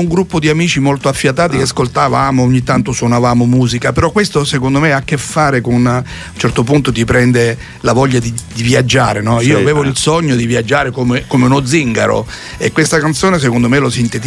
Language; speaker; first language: Italian; native; Italian